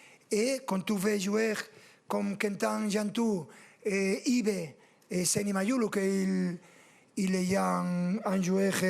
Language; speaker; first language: French; non-native, fluent; Spanish